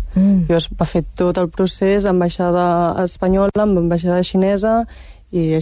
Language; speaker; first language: Catalan; early bilingual, other home language; Chinese